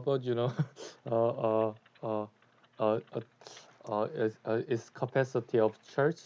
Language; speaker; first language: English; non-native, learner; Korean